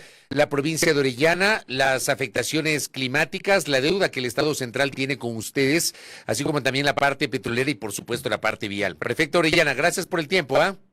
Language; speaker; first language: Spanish; native; Spanish